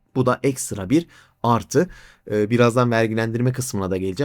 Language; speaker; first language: Turkish; native; Turkish